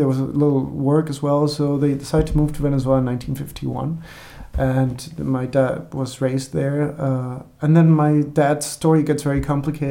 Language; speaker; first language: English; non-native, fluent; Spanish